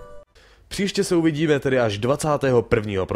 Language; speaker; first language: Czech; native; Czech